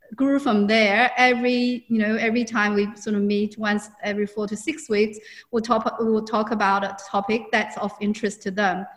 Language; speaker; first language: English; non-native, fluent; Chinese